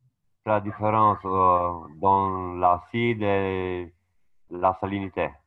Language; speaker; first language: French; non-native, learner; Romanian